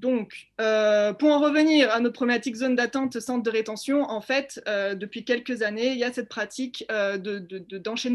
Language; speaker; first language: French; native; French